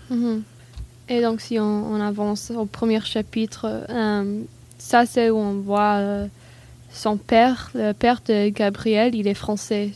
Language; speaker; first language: French; non-native, learner; English